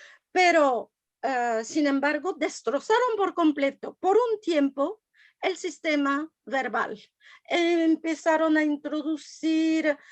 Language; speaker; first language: Spanish; non-native, fluent; French